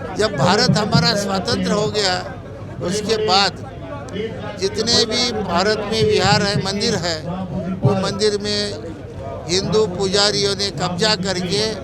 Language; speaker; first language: Hindi; non-native, local second language; Marathi